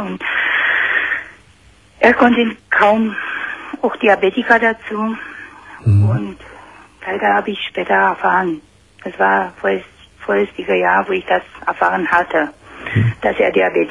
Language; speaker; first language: German; non-native, fluent; Romanian